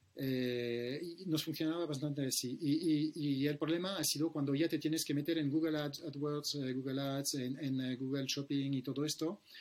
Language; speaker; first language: Spanish; non-native, fluent; French